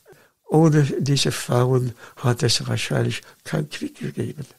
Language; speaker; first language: German; non-native, fluent; Dutch